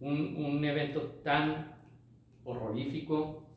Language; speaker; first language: Spanish; native; Spanish